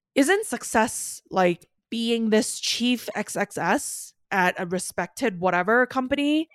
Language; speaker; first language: English; non-native, local second language; Cantonese